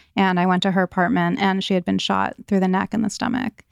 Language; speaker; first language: English; native; English